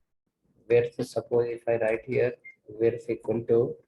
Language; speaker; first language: English; non-native, local second language; Telugu